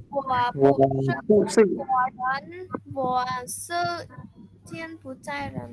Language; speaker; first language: Chinese; non-native, learner; Khmer